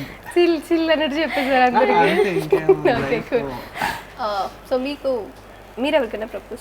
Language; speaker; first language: Telugu; native; Telugu